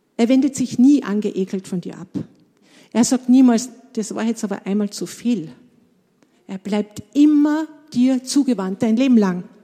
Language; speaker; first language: German; native; German